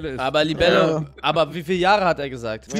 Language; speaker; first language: German; native; German